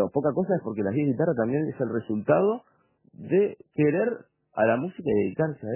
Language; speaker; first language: Spanish; native; Spanish